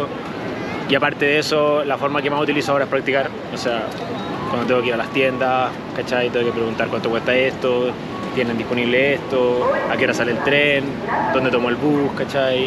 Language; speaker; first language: Spanish; native; Spanish